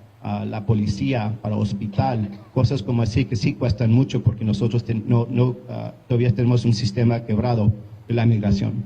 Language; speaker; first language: Spanish; early bilingual, heritage; English